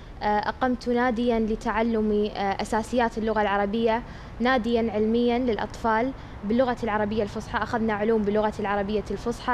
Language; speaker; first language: Arabic; native; Arabic